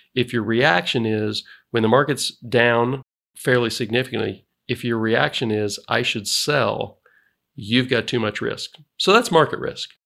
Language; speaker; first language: English; native; English